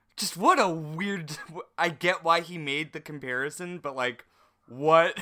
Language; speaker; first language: English; native; English